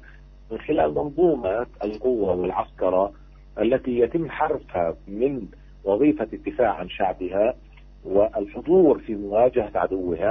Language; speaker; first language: Arabic; native; Arabic